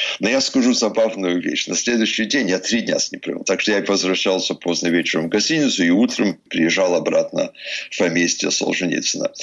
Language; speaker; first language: Russian; early bilingual, heritage; Russian